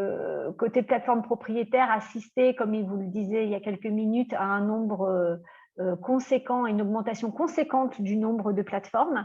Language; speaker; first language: French; native; French